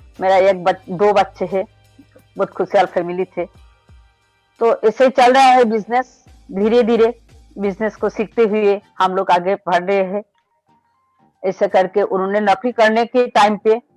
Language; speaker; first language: Hindi; non-native, local second language; Bangla